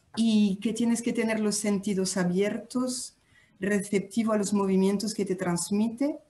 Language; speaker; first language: Spanish; non-native, fluent; French